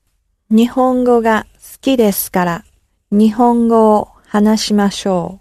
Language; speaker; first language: Japanese; non-native, learner; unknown